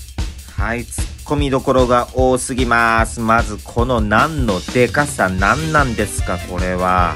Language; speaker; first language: Japanese; native; Japanese